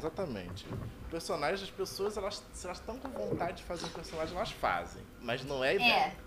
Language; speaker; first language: Portuguese; native; Portuguese